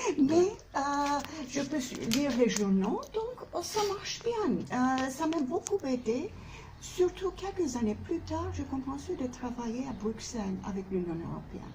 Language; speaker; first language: French; non-native, fluent; Turkish